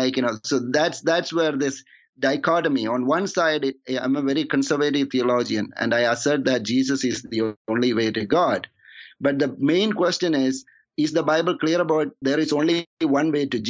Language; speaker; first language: English; non-native, local second language; Malayalam